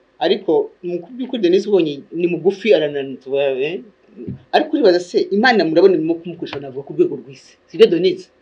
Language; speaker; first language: Kinyarwanda; native; Kinyarwanda